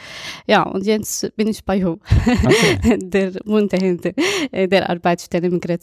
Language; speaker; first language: German; non-native, fluent; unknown